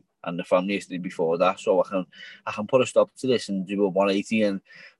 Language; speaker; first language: English; native; English